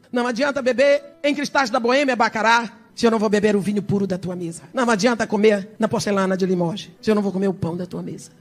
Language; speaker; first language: Portuguese; early bilingual, other home language; English